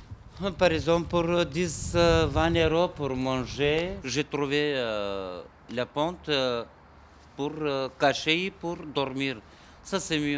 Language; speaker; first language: French; non-native, learner; Bulgarian